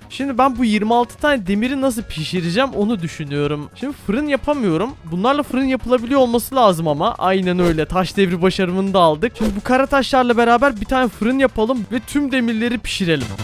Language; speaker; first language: Turkish; native; Turkish